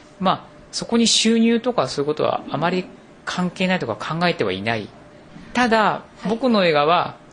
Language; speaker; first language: Japanese; native; Japanese